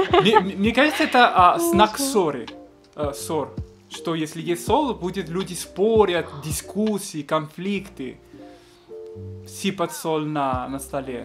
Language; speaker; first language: Russian; non-native, fluent; Spanish